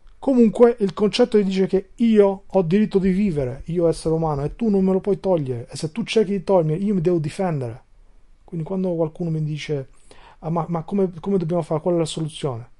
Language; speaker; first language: Italian; non-native, fluent; Albanian